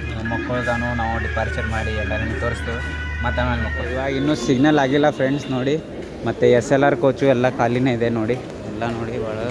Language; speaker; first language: Kannada; non-native, local second language; Hindi